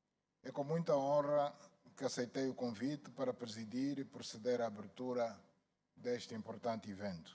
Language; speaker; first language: Portuguese; native; Portuguese